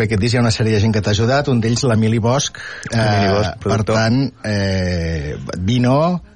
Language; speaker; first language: Catalan; native; Catalan